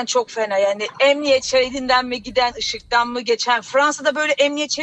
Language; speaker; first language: Turkish; non-native, fluent; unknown